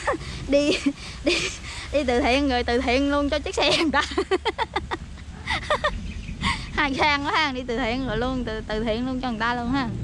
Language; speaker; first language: Vietnamese; native; Vietnamese